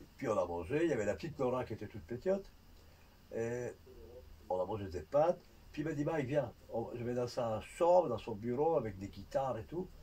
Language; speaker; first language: French; non-native, fluent; Italian